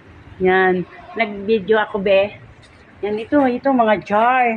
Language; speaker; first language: Filipino; non-native, local second language; Cebuano